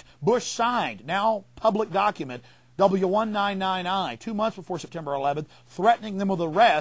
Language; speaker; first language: English; native; English